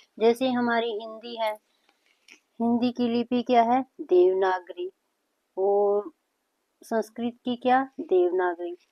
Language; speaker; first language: Hindi; native; Hindi